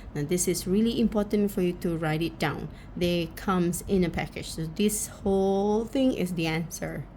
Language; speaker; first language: English; non-native, local second language; Malay